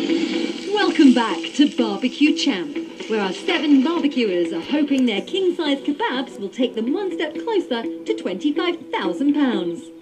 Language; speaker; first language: English; native; English